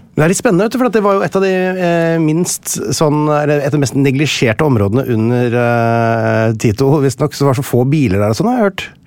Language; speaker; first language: Norwegian; native; Norwegian